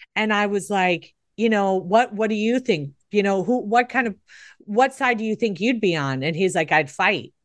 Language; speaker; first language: English; native; English